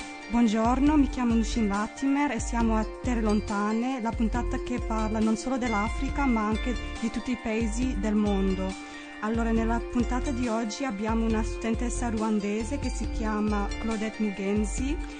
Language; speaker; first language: Italian; non-native, fluent; English